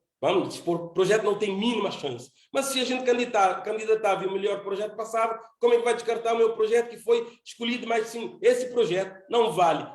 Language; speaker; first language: Portuguese; non-native, local second language; Kabuverdianu